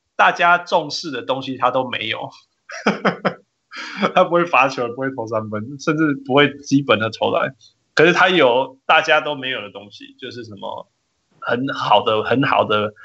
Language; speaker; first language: Chinese; native; Chinese